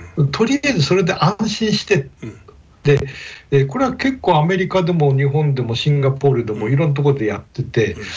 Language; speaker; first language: Japanese; native; Japanese